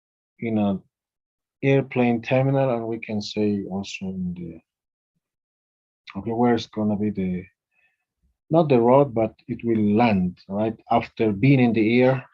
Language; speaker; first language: English; non-native, fluent; Spanish